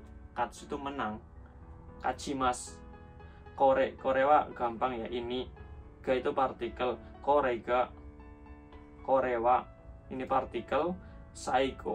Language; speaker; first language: Indonesian; native; Indonesian